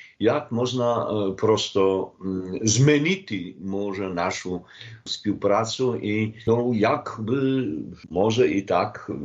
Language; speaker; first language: Polish; non-native, learner; Ukrainian